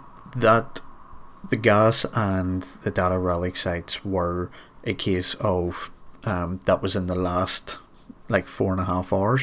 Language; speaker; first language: English; native; English